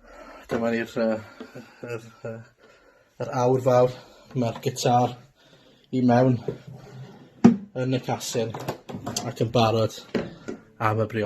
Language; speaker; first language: Welsh; native; Welsh